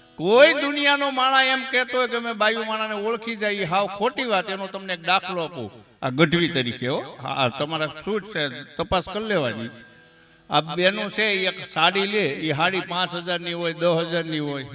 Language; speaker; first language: Gujarati; native; Gujarati